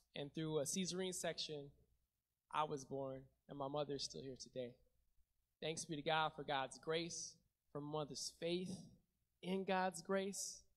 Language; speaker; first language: English; native; English